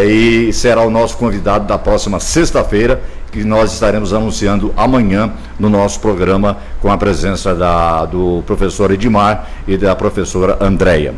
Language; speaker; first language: Portuguese; native; Portuguese